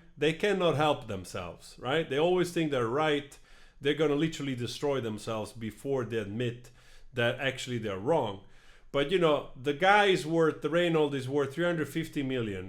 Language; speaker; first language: English; non-native, fluent; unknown